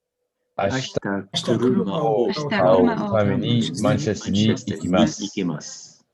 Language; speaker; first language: Japanese; non-native, learner; English